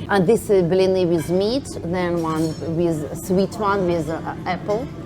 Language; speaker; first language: English; non-native, learner; Russian